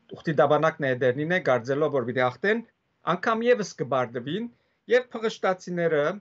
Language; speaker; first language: Armenian; early bilingual, heritage; Armenian